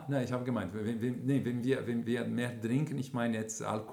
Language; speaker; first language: German; non-native, fluent; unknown